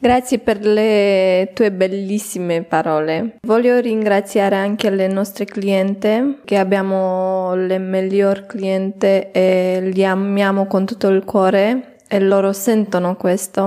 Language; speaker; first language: Italian; non-native, fluent; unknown